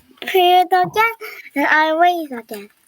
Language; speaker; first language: English; non-native, learner; Korean